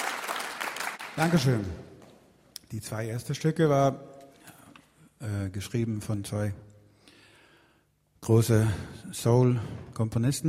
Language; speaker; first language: German; non-native, learner; Swedish